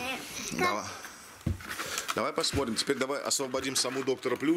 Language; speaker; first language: Russian; native; Russian